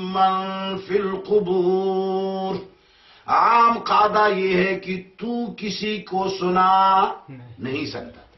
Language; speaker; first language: Urdu; non-native, local second language; Pashto